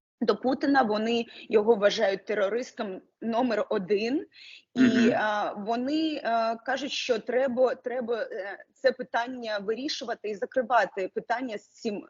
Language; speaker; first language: Ukrainian; non-native, local second language; Russian